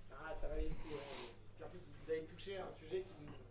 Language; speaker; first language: French; native; French